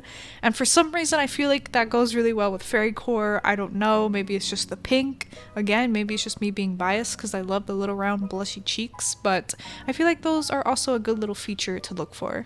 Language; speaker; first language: English; native; English